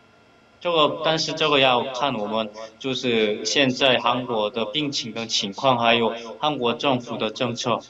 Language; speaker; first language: Chinese; non-native, fluent; Korean